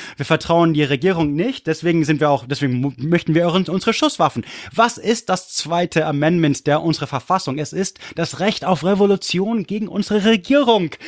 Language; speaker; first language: German; non-native, fluent; English